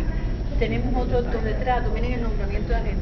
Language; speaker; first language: Spanish; native; Spanish